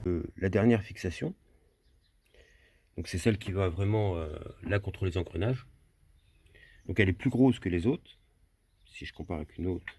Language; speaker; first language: French; native; French